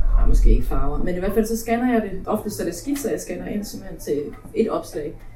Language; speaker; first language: Danish; early bilingual, other home language; Polish